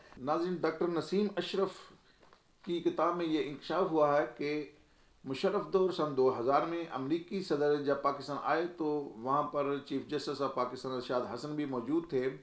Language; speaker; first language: Urdu; non-native, local second language; Punjabi